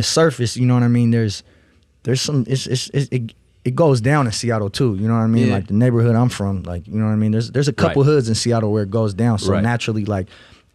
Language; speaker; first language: English; non-native, fluent; Russian